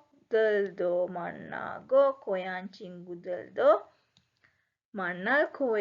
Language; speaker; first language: Korean; non-native, fluent; Sinhala